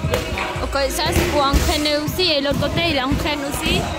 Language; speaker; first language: French; non-native, learner; Khmer